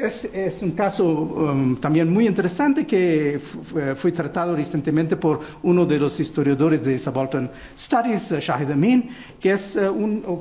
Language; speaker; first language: Spanish; non-native, fluent; Portuguese